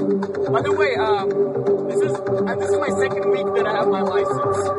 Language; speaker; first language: English; native; English